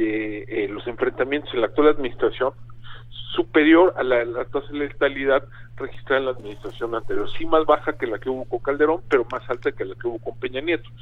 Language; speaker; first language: Spanish; native; Spanish